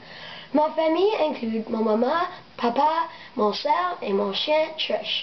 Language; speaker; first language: French; non-native, learner; English